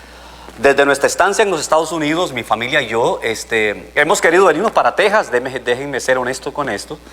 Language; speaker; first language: Spanish; native; Spanish